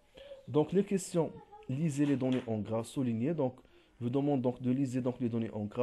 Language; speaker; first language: French; non-native, local second language; Arabic